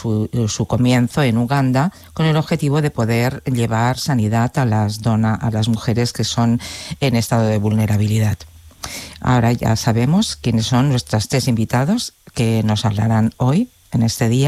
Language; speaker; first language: Spanish; non-native, local second language; Catalan